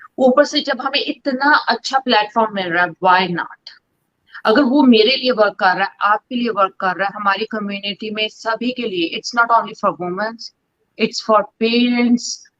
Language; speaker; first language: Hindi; non-native, local second language; Punjabi